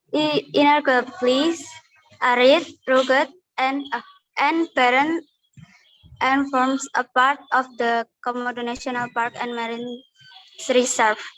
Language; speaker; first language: English; non-native, learner; Indonesian